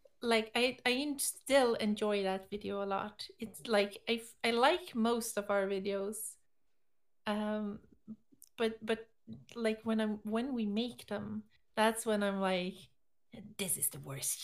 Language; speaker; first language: English; non-native, fluent; Swedish